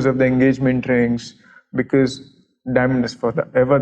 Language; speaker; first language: English; non-native, local second language; Gujarati